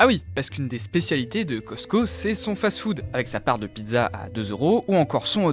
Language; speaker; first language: French; native; French